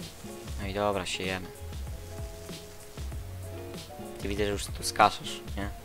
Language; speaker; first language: Polish; native; Polish